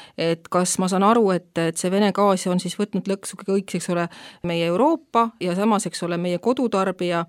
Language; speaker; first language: Estonian; native; Estonian